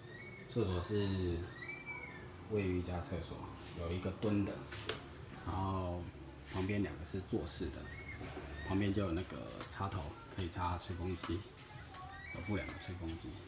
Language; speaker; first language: Chinese; native; Chinese